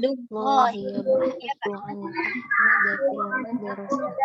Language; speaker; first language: Arabic; non-native, learner; Indonesian